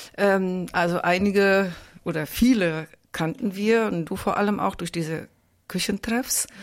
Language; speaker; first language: German; native; German